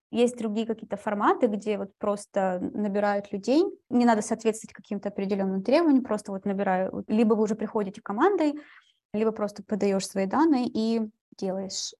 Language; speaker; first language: Russian; early bilingual, heritage; Russian